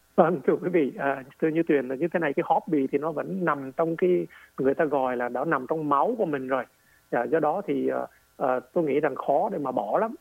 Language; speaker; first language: Vietnamese; native; Vietnamese